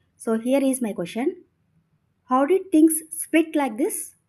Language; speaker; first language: English; non-native, local second language; Telugu